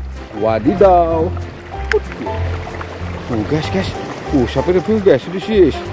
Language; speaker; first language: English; non-native, learner; Indonesian